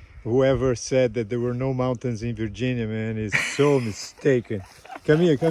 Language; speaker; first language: English; non-native, fluent; Portuguese